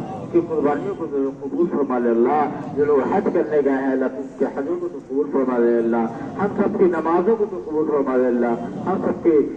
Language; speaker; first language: Urdu; native; Urdu